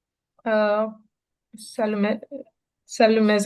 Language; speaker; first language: French; non-native, learner; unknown